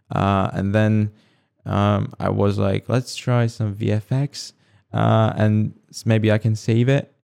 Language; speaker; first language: English; non-native, fluent; Slovak